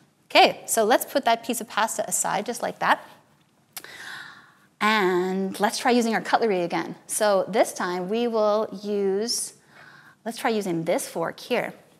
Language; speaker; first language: English; native; English